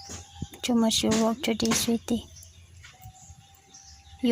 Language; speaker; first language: English; non-native, learner; Cebuano